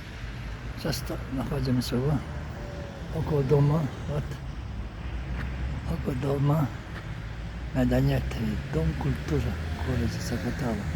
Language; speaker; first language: Russian; non-native, learner; Avaric